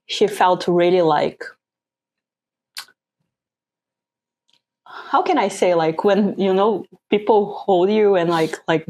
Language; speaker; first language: English; non-native, fluent; Portuguese